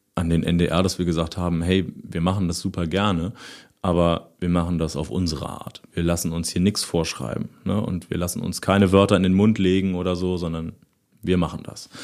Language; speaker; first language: German; native; German